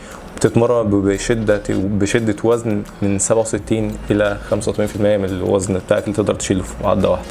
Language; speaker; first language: Arabic; native; Arabic